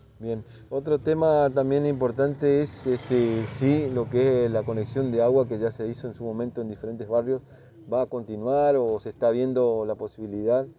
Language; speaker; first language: Spanish; native; Spanish